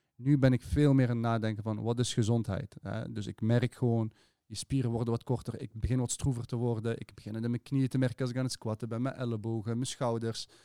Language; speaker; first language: Dutch; early bilingual, other home language; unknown